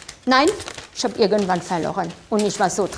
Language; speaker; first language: German; non-native, fluent; French